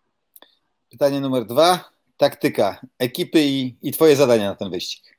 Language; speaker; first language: Polish; native; Polish